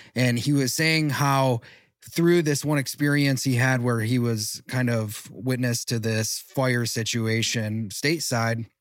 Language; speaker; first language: English; native; English